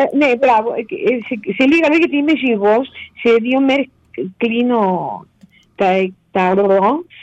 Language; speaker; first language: Greek; non-native, fluent; Spanish